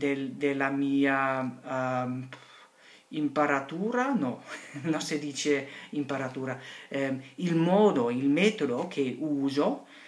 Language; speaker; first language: Italian; non-native, learner; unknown